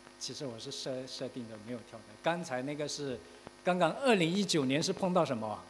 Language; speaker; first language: Chinese; native; Chinese